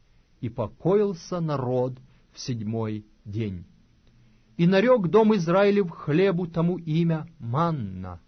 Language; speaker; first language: Russian; native; Russian